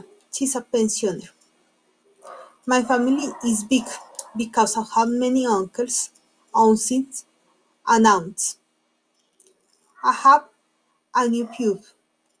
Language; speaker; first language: English; non-native, learner; Spanish